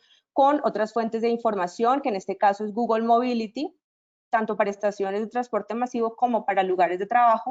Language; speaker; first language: Spanish; native; Spanish